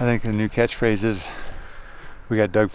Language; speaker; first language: English; native; English